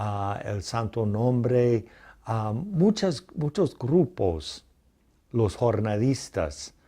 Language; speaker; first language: Spanish; non-native, fluent; English